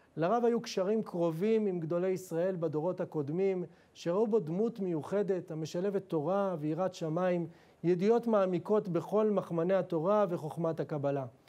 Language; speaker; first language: Hebrew; native; Hebrew